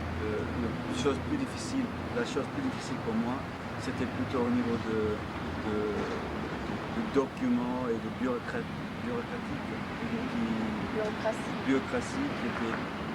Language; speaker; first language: French; native; French